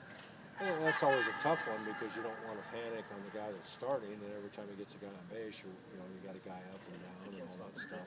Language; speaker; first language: English; native; English